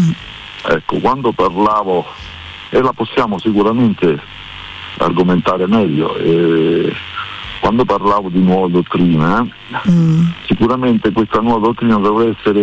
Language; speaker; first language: Italian; native; Italian